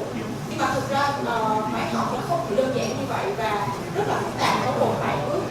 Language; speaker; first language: Vietnamese; native; Vietnamese